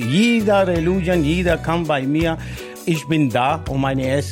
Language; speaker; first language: German; non-native, learner; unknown